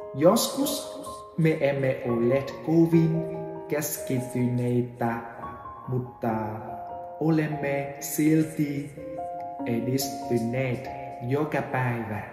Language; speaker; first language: Finnish; non-native, learner; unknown